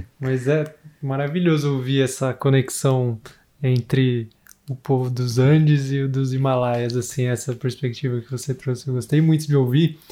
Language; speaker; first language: Portuguese; native; Portuguese